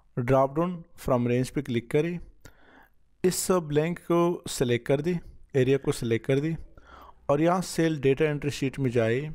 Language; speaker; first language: Urdu; non-native, local second language; Punjabi